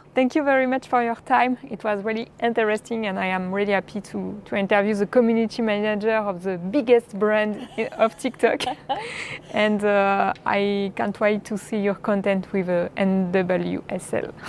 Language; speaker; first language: English; non-native, learner; French